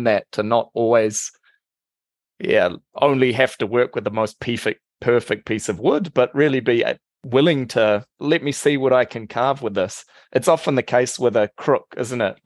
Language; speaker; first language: English; native; English